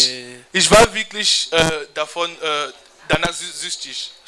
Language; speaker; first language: German; non-native, learner; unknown